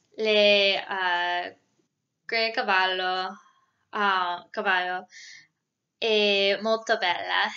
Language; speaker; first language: Italian; non-native, learner; English